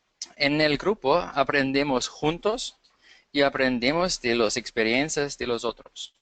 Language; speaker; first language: Spanish; non-native, fluent; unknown